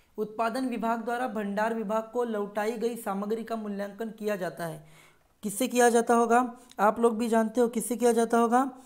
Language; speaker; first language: Hindi; non-native, local second language; Marathi